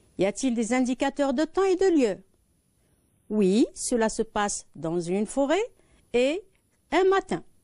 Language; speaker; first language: French; non-native, local second language; Arabic